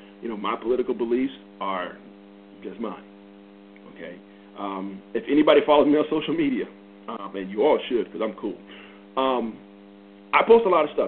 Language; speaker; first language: English; native; English